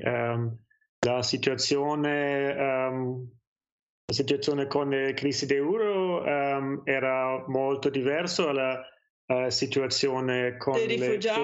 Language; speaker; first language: Italian; non-native, learner; German